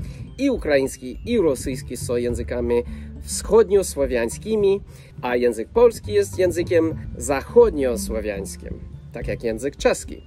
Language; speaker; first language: Polish; non-native, fluent; English